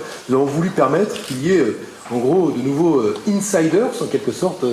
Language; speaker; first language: French; native; French